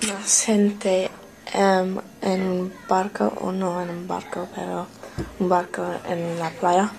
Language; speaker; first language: Spanish; non-native, learner; English